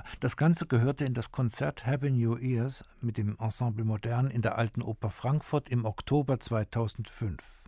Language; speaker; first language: German; native; German